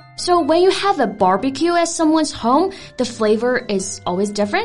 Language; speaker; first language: English; non-native, fluent; Chinese